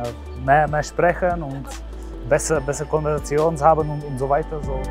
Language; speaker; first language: German; non-native, learner; Czech